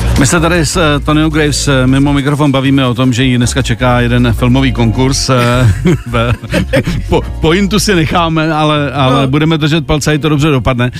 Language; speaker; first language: Czech; native; Czech